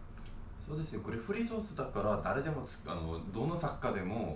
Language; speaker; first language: Japanese; non-native, fluent; Korean